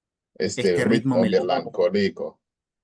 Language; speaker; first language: Spanish; non-native, learner; Haitian Creole